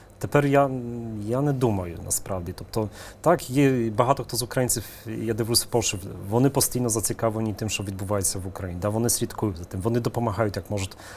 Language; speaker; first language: Ukrainian; early bilingual, heritage; Ukrainian